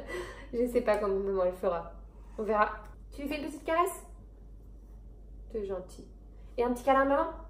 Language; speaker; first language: French; native; French